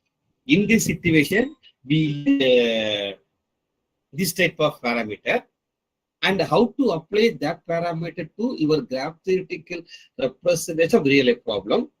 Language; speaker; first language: English; non-native, local second language; Tamil